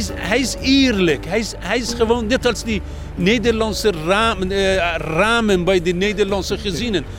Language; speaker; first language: Dutch; non-native, fluent; Persian